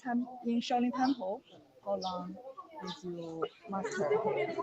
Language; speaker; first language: English; non-native, learner; Chinese